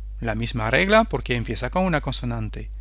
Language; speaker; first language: Spanish; non-native, fluent; French